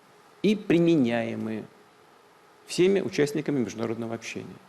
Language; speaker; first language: Russian; native; Russian